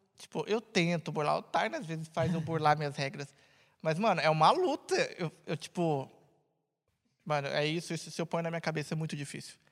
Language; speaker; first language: Portuguese; native; Portuguese